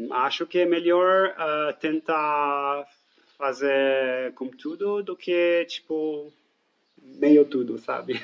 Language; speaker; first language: Portuguese; non-native, fluent; French